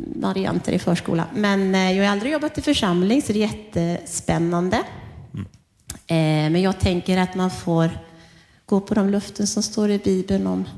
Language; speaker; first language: Swedish; native; Swedish